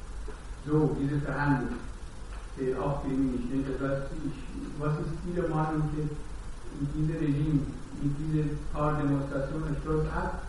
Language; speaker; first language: German; non-native, learner; Persian